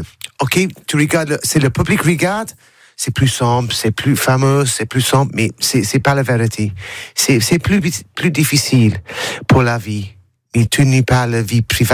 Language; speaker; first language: French; non-native, learner; English